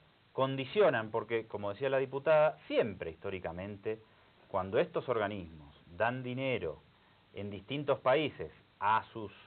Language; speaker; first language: Spanish; native; Spanish